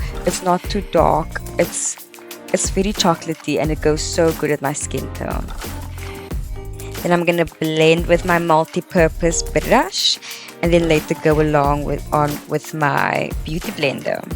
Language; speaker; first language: English; native; English